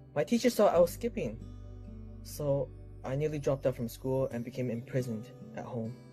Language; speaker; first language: English; early bilingual, other home language; Chinese